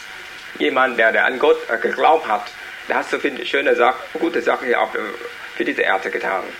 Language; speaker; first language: German; non-native, learner; Vietnamese